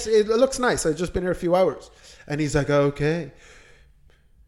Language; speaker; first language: English; native; English